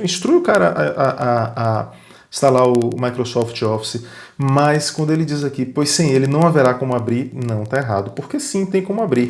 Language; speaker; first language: Portuguese; native; Portuguese